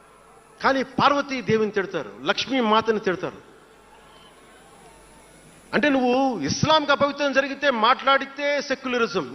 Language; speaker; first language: Telugu; native; Telugu